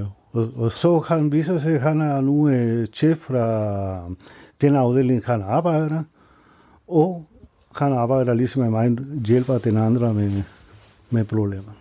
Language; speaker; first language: Danish; non-native, learner; Spanish